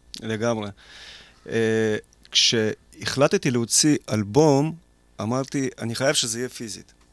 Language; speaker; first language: Hebrew; early bilingual, other home language; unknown